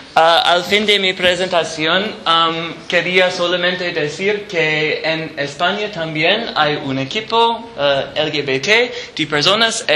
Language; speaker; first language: Spanish; non-native, learner; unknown